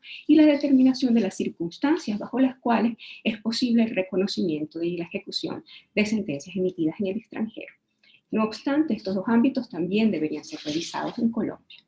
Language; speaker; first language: Spanish; native; Spanish